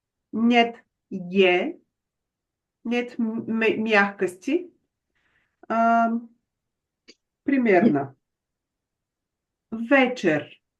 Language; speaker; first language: Russian; non-native, fluent; Bulgarian